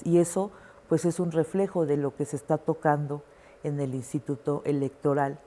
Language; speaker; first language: Spanish; native; Spanish